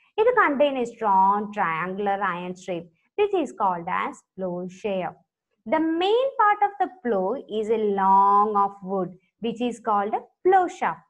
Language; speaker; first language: English; non-native, local second language; Malayalam